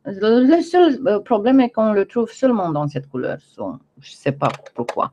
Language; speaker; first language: French; non-native, fluent; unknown